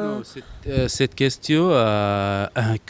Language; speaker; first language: French; non-native, learner; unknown